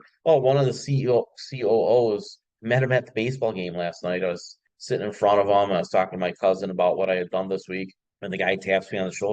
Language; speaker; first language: English; native; English